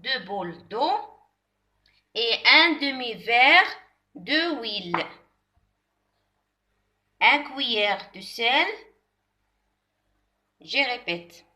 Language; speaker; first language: French; non-native, local second language; Arabic